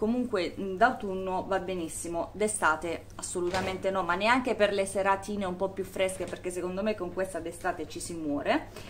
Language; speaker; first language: Italian; native; Italian